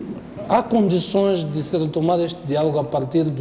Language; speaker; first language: Portuguese; native; Portuguese